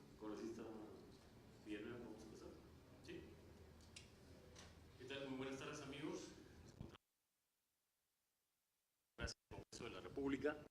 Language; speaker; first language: Spanish; native; Spanish